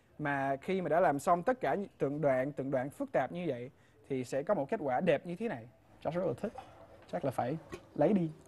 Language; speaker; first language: Vietnamese; non-native, fluent; English